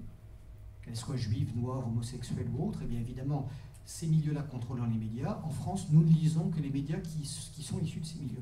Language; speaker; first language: French; native; French